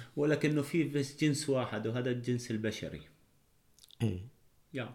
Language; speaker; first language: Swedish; non-native, fluent; Arabic